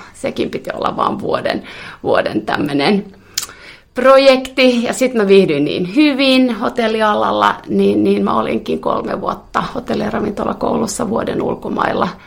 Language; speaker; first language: Finnish; non-native, local second language; Swedish